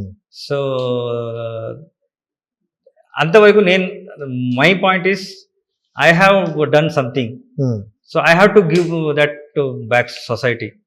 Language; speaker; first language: Telugu; non-native, learner; Kannada